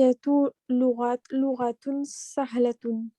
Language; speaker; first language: Arabic; non-native, learner; Urdu